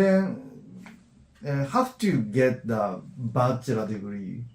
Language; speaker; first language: English; non-native, learner; Japanese